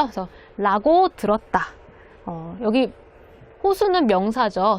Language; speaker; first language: Korean; native; Korean